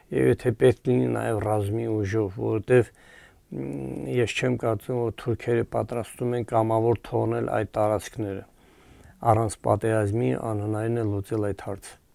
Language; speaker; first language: Armenian; native; Armenian